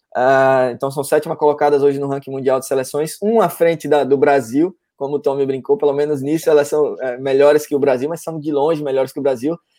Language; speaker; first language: Portuguese; native; Portuguese